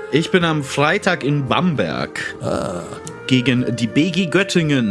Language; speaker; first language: German; native; German